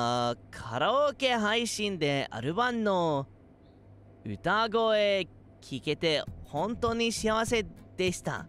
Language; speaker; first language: Japanese; non-native, learner; English